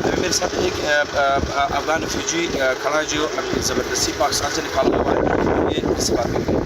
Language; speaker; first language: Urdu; non-native, fluent; Pashto